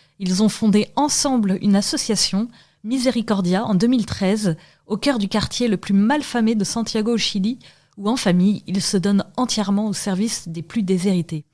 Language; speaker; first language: French; native; French